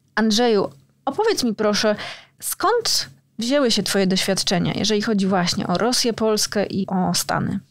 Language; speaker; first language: Polish; native; Polish